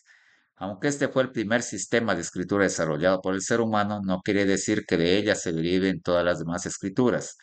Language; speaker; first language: Spanish; native; Spanish